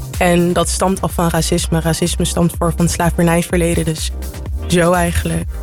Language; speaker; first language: Dutch; early bilingual, other home language; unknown